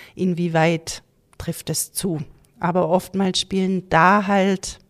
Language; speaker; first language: German; native; German